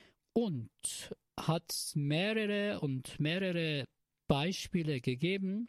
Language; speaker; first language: German; non-native, learner; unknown